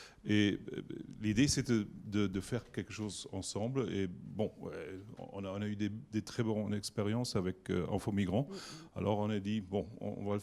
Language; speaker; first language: French; non-native, learner; German